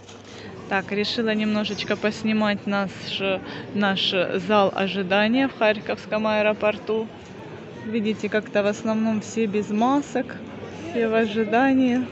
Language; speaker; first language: Russian; native; Russian